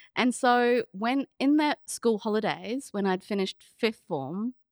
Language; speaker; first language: English; native; English